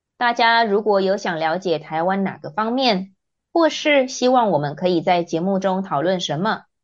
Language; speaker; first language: Chinese; native; Chinese